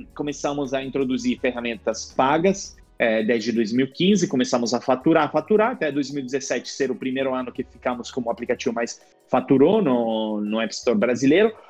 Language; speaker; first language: Portuguese; non-native, fluent; Italian